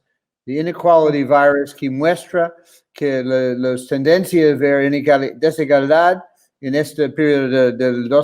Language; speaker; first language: Spanish; non-native, fluent; English